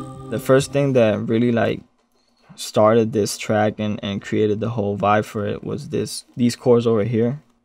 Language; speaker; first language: English; non-native, local second language; Spanish